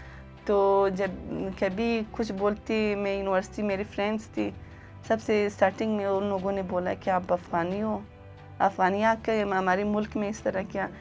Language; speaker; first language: Hindi; non-native, local second language; Uzbek